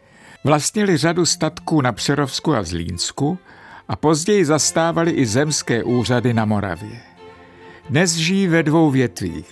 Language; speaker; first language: Czech; native; Czech